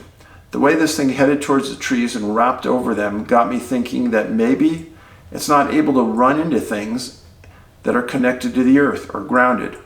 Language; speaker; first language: English; native; English